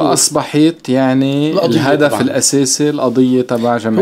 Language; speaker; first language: Arabic; native; Arabic